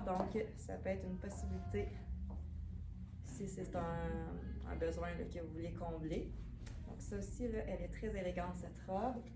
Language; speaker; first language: French; native; French